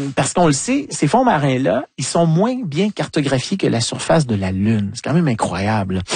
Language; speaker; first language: French; native; French